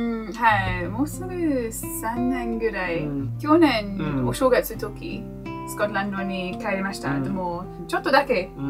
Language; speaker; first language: Japanese; non-native, learner; English